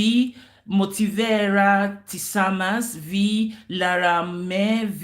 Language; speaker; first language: Swedish; non-native, learner; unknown